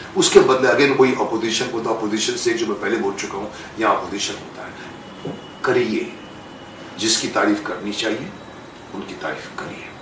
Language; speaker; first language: Hindi; native; Hindi